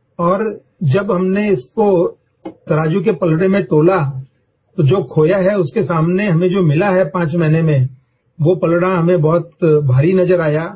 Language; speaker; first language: Hindi; native; Hindi